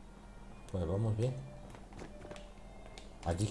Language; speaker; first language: Spanish; native; Spanish